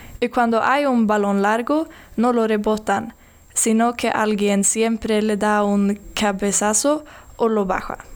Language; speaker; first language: Spanish; non-native, learner; Swedish